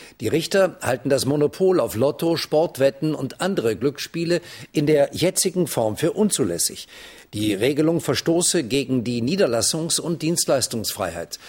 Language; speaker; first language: German; native; German